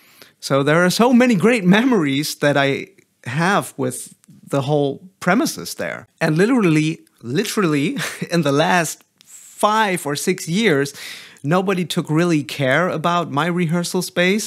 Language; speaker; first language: English; non-native, fluent; German